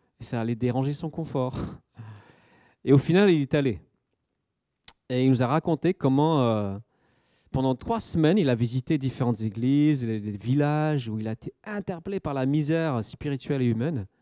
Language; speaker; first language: French; native; French